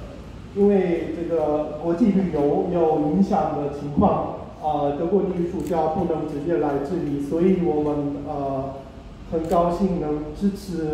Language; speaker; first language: Chinese; non-native, fluent; German